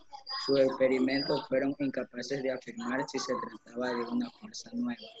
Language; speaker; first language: Spanish; native; Spanish